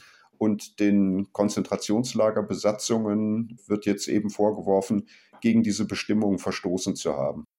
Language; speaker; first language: German; native; German